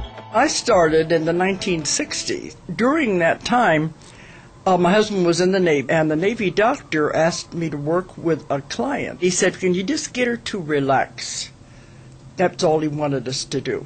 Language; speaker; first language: English; native; English